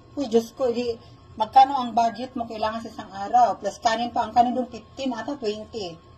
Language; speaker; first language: Filipino; non-native, local second language; Cebuano